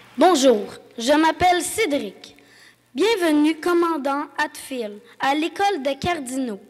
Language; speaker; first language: French; native; French